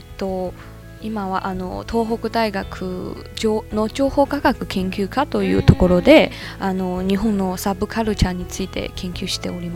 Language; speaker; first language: Japanese; non-native, fluent; Chinese